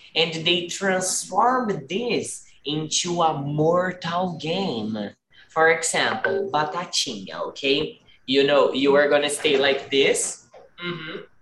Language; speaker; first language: English; non-native, fluent; Portuguese